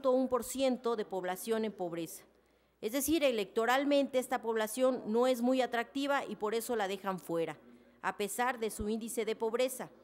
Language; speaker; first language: Spanish; native; Spanish